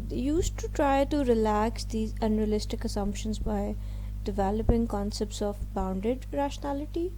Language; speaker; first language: English; non-native, local second language; Urdu